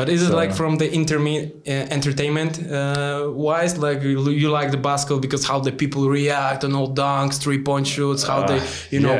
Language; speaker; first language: English; non-native, learner; Polish